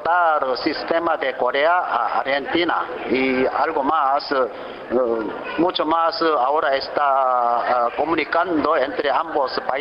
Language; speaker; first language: Spanish; non-native, learner; Korean